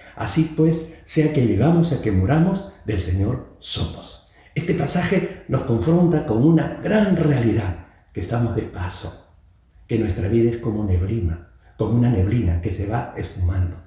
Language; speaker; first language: Spanish; native; Spanish